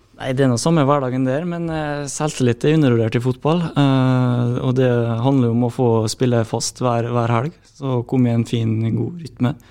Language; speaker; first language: Norwegian; native; Norwegian